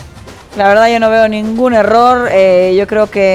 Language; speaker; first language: Spanish; native; Spanish